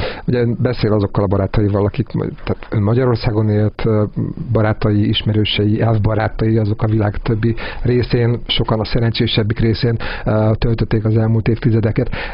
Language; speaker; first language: Hungarian; native; Hungarian